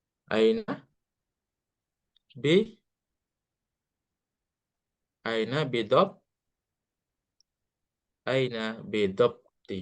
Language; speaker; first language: Arabic; non-native, fluent; Indonesian